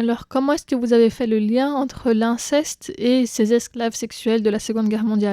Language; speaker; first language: French; native; French